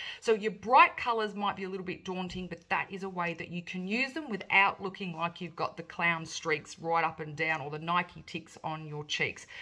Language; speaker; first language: English; native; English